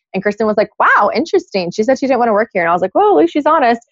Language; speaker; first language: English; native; English